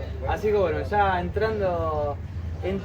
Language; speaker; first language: Spanish; native; Spanish